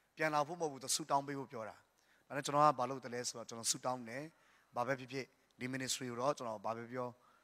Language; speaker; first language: Burmese; non-native, local second language; Tedim Chin